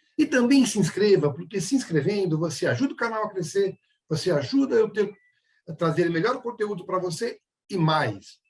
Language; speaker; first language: Portuguese; native; Portuguese